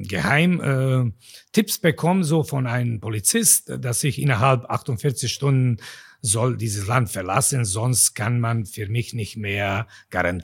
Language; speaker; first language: German; non-native, fluent; Bosnian